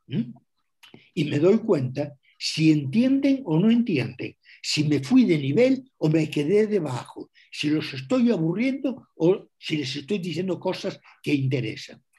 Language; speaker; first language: Spanish; non-native, local second language; Galician